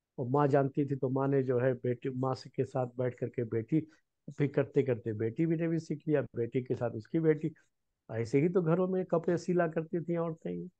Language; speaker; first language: Hindi; native; Hindi